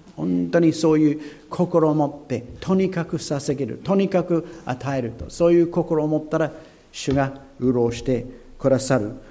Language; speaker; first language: Japanese; non-native, fluent; English